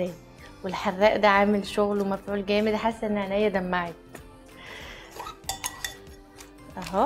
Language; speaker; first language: Arabic; native; Arabic